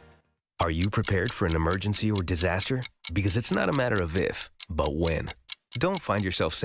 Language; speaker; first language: English; native; English